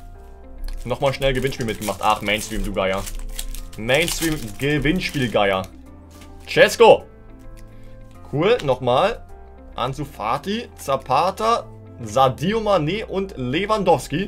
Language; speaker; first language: German; native; German